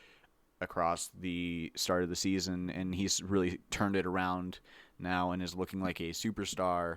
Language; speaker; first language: English; native; English